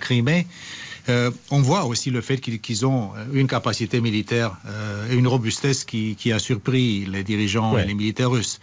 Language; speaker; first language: French; non-native, fluent; Romanian